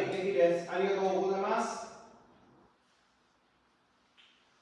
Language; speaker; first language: Japanese; non-native, learner; Vietnamese